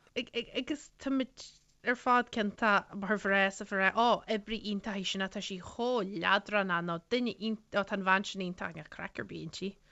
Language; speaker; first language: Irish; native; Irish